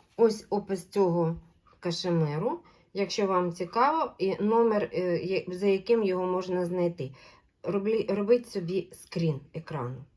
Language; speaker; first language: Ukrainian; non-native, local second language; Russian